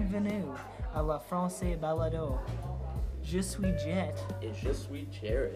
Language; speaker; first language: French; non-native, learner; English